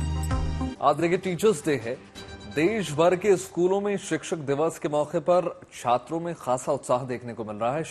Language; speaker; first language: Hindi; native; Hindi